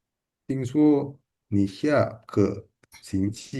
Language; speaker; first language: Chinese; non-native, learner; Indonesian